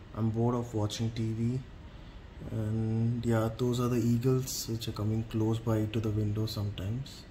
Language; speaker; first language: English; non-native, local second language; Tamil